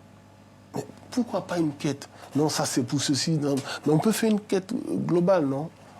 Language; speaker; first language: French; native; French